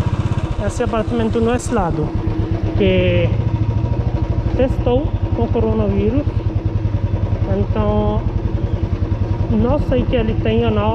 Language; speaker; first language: Portuguese; non-native, learner; Hindi